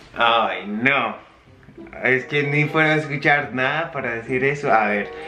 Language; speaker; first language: Spanish; non-native, fluent; English